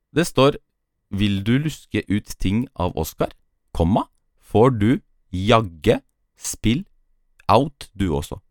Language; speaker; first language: Norwegian; early bilingual, other home language; Polish